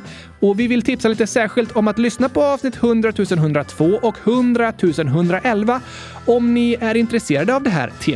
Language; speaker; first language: Swedish; native; Swedish